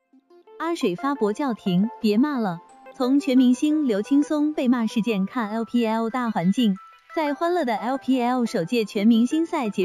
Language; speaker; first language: Chinese; native; Chinese